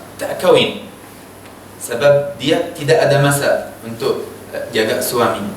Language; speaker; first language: Malay; non-native, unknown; Arabic